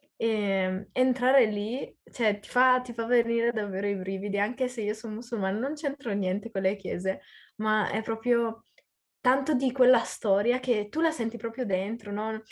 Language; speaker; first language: Italian; early bilingual, other home language; Arabic